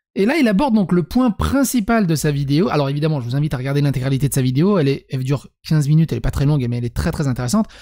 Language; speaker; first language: French; early bilingual, other home language; Serbian